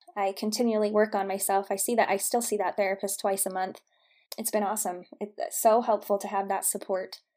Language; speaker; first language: English; native; English